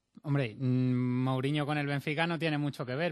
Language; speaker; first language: Spanish; native; Spanish